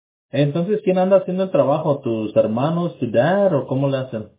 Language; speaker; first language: Spanish; early bilingual, heritage; Spanish